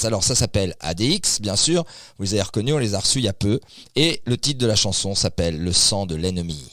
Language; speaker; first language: French; native; French